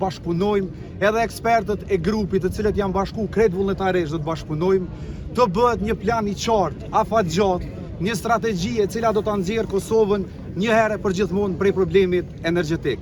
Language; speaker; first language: Albanian; native; Albanian